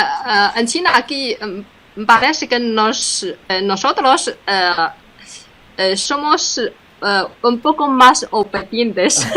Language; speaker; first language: Spanish; non-native, fluent; Chinese